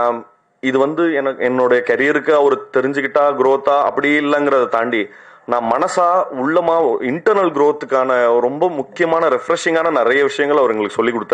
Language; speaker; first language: Tamil; native; Tamil